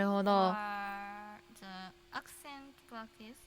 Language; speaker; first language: English; non-native, learner; Japanese